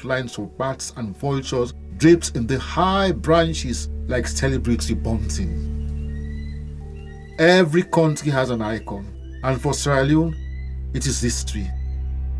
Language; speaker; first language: English; non-native, local second language; Krio